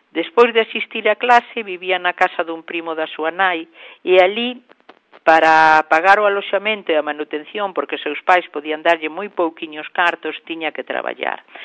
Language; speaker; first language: Galician; native; Galician